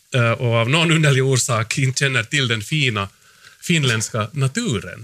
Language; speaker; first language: Swedish; native; Swedish